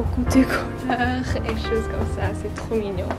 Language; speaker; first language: French; non-native, learner; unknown